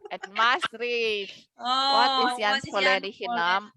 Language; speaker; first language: Dutch; non-native, learner; Indonesian